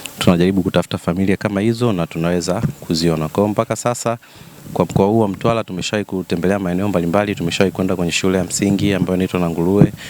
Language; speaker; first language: Swahili; native; Swahili